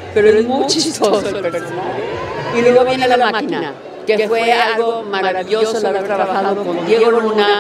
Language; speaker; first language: Spanish; native; Spanish